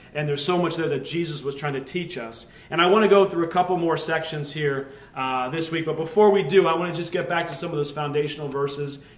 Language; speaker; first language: English; native; English